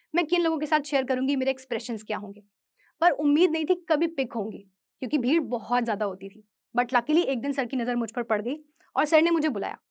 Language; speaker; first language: Hindi; native; Hindi